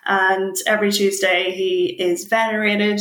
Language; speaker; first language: English; native; English